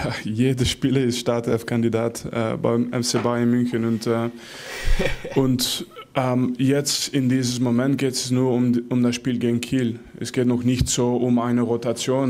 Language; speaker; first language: German; non-native, fluent; Dutch